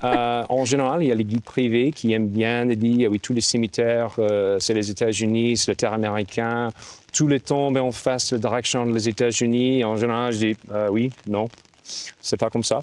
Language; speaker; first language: French; non-native, fluent; English